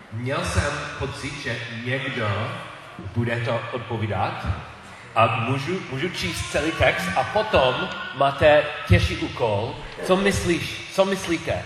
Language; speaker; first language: Czech; non-native, learner; English